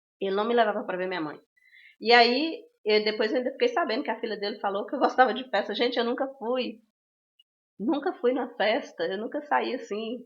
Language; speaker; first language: Portuguese; native; Portuguese